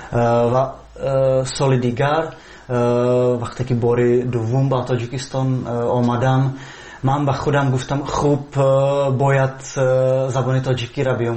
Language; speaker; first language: Tajik; non-native, fluent; Czech